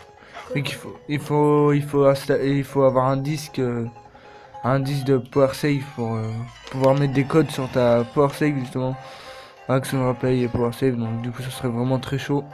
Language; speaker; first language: French; native; French